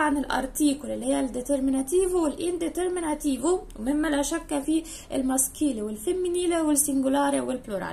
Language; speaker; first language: Arabic; native; Arabic